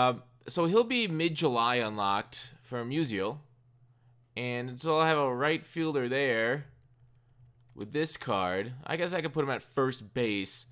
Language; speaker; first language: English; native; English